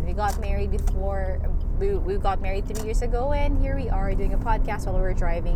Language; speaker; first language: English; non-native, local second language; Hiligaynon